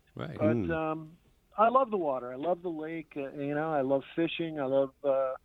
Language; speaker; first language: English; native; English